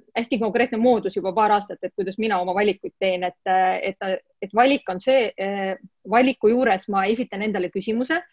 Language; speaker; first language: Estonian; non-native, local second language; Russian